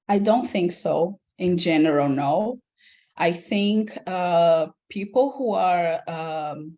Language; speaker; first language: English; non-native, fluent; Portuguese